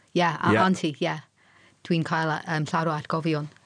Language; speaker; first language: Welsh; non-native, local second language; English